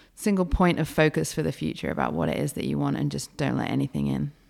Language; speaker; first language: English; native; English